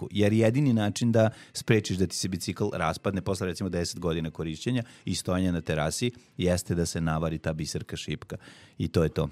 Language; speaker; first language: Serbian; native; Serbian